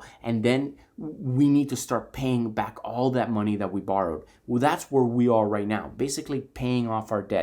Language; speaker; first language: English; native; English